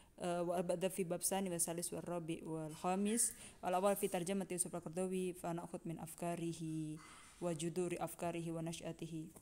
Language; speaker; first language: Arabic; non-native, fluent; Indonesian